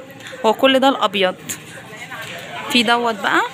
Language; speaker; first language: Arabic; native; Arabic